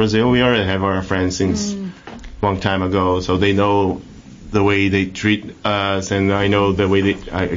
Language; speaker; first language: English; non-native, fluent; Portuguese